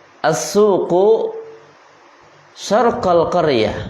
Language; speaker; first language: Arabic; non-native, fluent; Indonesian